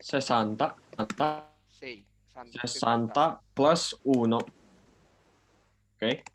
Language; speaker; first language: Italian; non-native, fluent; Indonesian